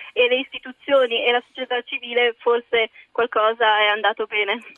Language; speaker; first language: Italian; early bilingual, other home language; Arabic